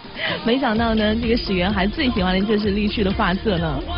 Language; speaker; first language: Chinese; native; Chinese